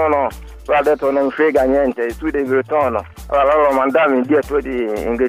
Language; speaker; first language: Italian; non-native, learner; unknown